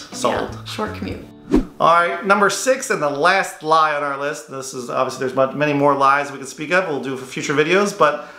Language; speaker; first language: English; native; English